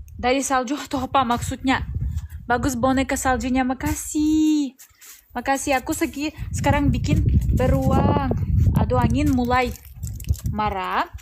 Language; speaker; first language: Indonesian; non-native, learner; Russian